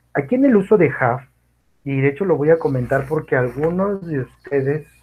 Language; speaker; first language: English; non-native, learner; Spanish